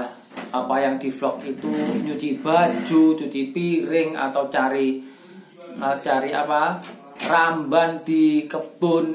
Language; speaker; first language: Indonesian; non-native, local second language; Javanese